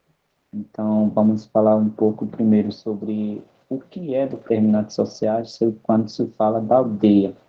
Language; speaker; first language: Portuguese; non-native, local second language; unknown